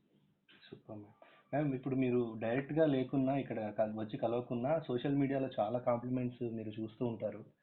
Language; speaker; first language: Telugu; native; Telugu